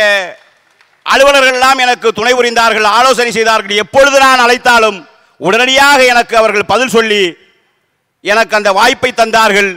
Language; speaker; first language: Tamil; native; Tamil